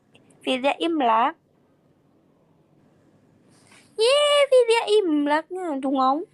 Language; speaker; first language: Vietnamese; non-native, learner; Indonesian